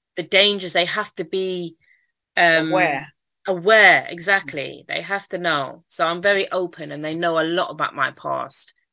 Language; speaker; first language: English; native; English